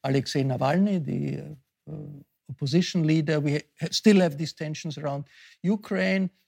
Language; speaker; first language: English; non-native, fluent; German